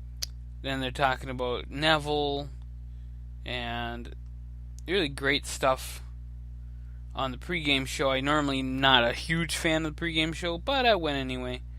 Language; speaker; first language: English; native; English